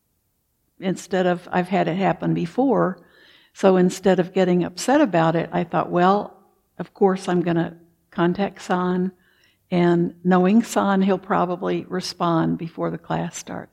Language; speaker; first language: English; native; English